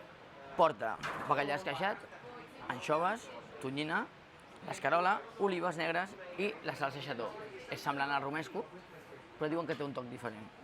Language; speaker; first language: Catalan; native; Catalan